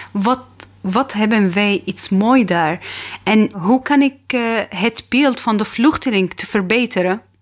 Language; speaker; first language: Dutch; non-native, fluent; Arabic